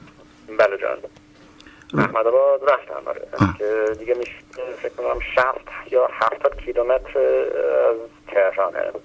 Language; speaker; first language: Persian; early bilingual, heritage; Persian